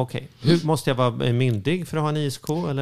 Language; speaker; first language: Swedish; native; Swedish